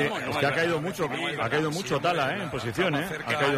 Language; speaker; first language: Spanish; native; Spanish